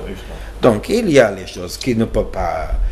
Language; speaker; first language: French; non-native, learner; Portuguese